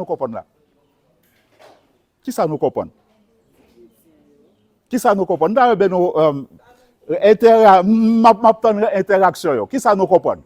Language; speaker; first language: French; non-native, local second language; Haitian Creole